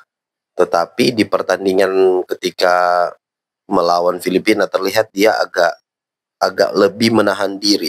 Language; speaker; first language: Indonesian; native; Indonesian